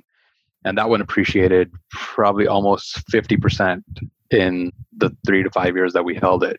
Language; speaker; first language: English; early bilingual, other home language; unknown